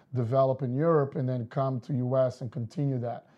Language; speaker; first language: English; non-native, fluent; Portuguese